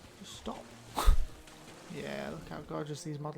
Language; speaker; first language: English; native; English